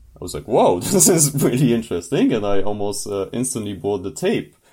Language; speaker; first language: English; non-native, fluent; French